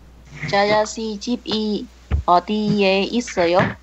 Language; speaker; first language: Korean; non-native, learner; Vietnamese